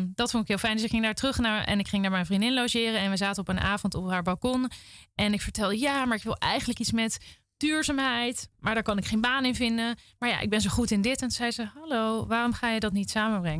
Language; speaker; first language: Dutch; native; Dutch